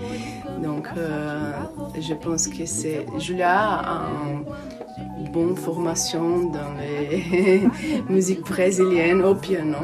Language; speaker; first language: French; non-native, learner; Portuguese